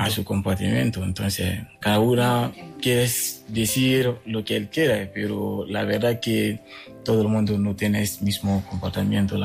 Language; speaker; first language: Spanish; non-native, fluent; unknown